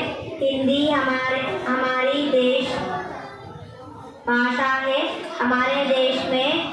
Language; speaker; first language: Hindi; non-native, local second language; Telugu